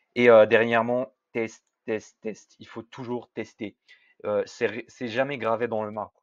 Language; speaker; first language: French; native; French